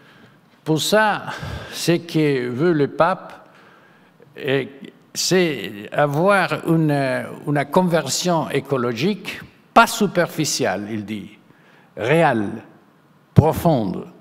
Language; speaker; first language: French; non-native, fluent; Spanish